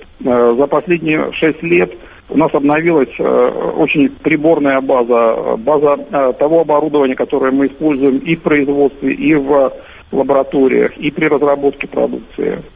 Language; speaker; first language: Russian; native; Russian